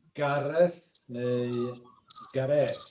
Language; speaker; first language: Welsh; native; Welsh